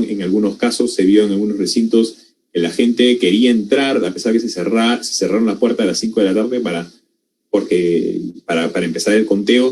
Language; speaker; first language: Spanish; native; Spanish